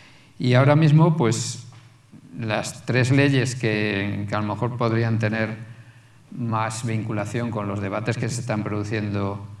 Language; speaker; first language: Spanish; native; Spanish